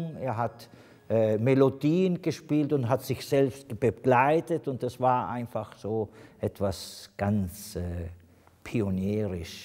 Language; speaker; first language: German; non-native, fluent; Italian